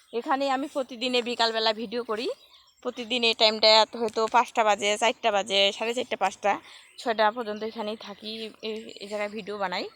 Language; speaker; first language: Bangla; non-native, local second language; Rangpuri